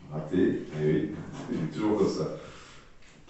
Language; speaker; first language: French; native; French